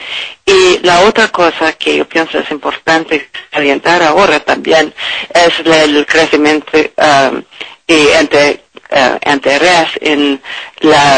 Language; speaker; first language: Spanish; non-native, learner; English